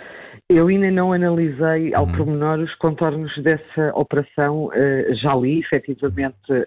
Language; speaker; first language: Portuguese; native; Portuguese